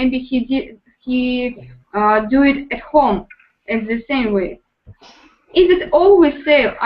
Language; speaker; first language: English; non-native, learner; Russian